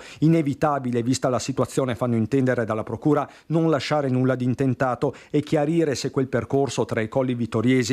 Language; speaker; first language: Italian; native; Italian